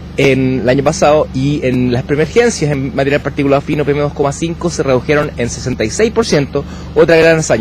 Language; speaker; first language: Spanish; native; Spanish